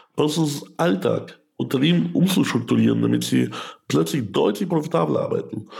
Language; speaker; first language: German; early bilingual, other home language; Russian